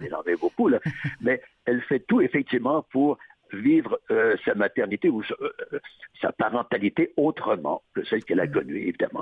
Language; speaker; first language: French; native; French